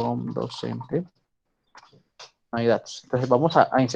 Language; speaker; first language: Spanish; native; Spanish